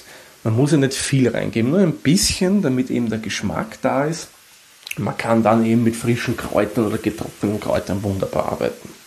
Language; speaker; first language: German; native; German